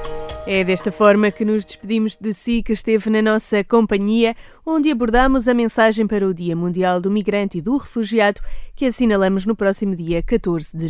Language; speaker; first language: Portuguese; native; Portuguese